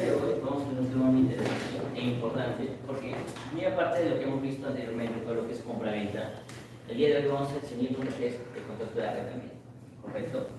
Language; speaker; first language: Spanish; native; Spanish